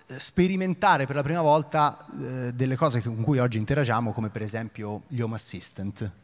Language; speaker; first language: Italian; native; Italian